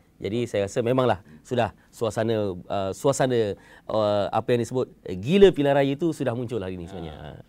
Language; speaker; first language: Malay; native; Malay